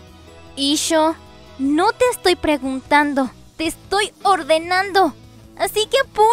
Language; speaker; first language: Spanish; native; Spanish